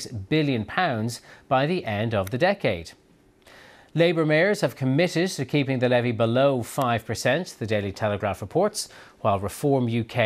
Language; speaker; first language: English; native; English